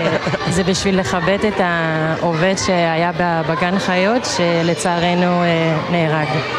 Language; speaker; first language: Hebrew; non-native, fluent; Danish